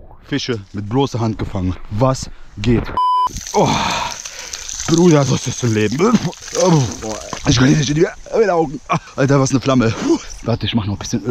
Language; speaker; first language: German; early bilingual, other home language; Bosnian